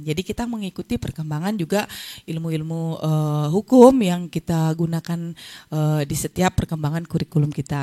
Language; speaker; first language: Indonesian; native; Indonesian